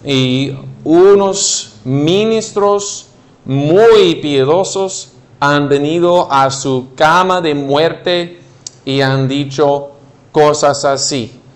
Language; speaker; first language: Spanish; non-native, fluent; English